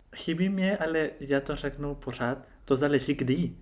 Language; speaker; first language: Czech; non-native, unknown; Spanish